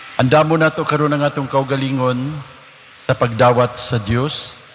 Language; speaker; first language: Cebuano; native; Cebuano